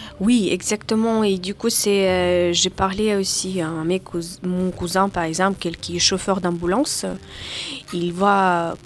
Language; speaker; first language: French; non-native, learner; Ukrainian